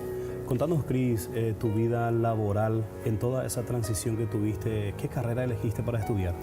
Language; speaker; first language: Spanish; native; Spanish